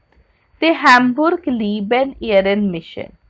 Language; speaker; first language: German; non-native, learner; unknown